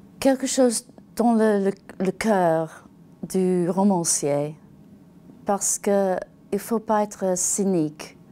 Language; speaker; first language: French; non-native, learner; English